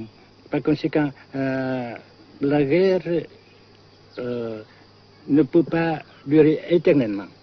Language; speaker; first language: French; non-native, local second language; Vietnamese